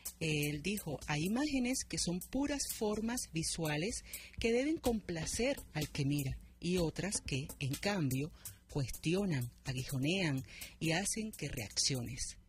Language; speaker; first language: Spanish; native; Spanish